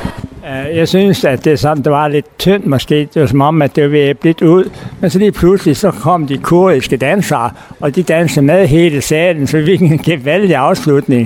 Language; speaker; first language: Danish; native; Danish